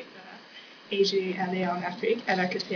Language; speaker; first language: French; non-native, learner; English